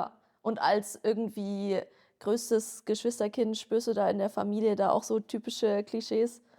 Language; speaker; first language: German; native; German